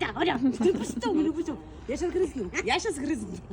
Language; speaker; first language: Ukrainian; native; Ukrainian